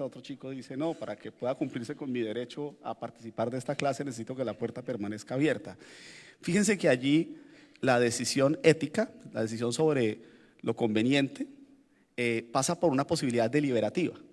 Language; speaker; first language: Spanish; native; Spanish